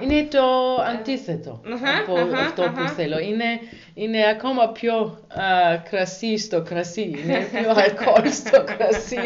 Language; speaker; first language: Greek; non-native, learner; German